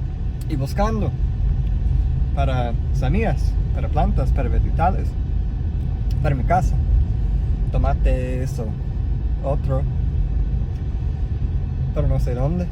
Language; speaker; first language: Spanish; non-native, learner; English